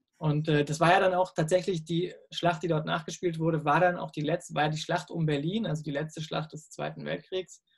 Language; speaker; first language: German; native; German